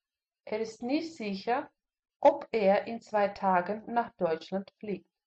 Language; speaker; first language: German; non-native, fluent; Russian